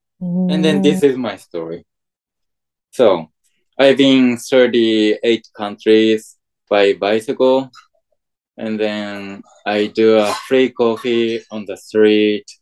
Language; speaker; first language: English; non-native, fluent; Japanese